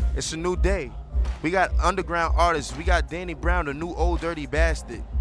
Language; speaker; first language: English; native; English